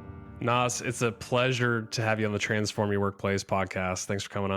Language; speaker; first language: English; native; English